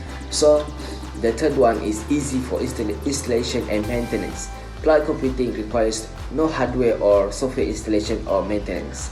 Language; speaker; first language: English; non-native, local second language; Malay